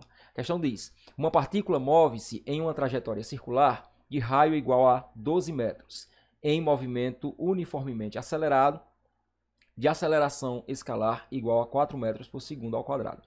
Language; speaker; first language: Portuguese; native; Portuguese